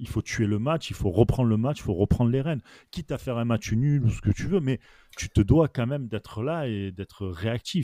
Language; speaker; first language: French; native; French